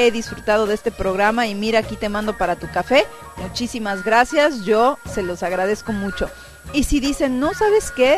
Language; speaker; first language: Spanish; native; Spanish